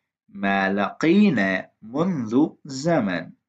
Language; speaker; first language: Arabic; non-native, fluent; Urdu